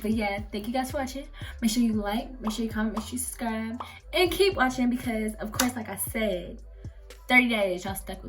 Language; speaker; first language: English; native; English